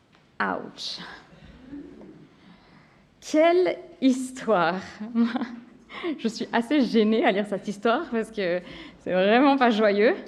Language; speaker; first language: French; native; French